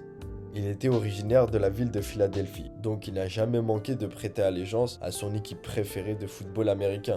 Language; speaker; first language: French; native; French